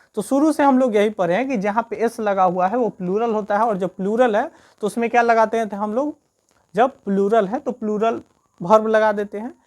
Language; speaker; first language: Hindi; native; Hindi